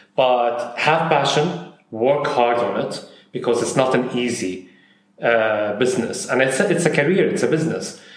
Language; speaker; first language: English; non-native, fluent; Arabic